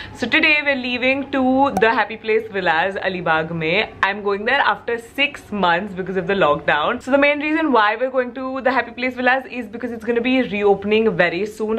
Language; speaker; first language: English; non-native, local second language; Hindi